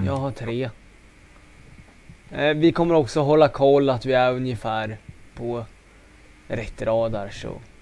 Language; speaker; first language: Swedish; native; Swedish